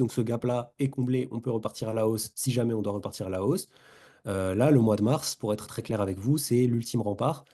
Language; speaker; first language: French; native; French